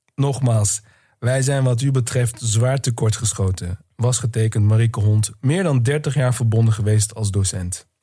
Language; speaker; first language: Dutch; early bilingual, other home language; Turkish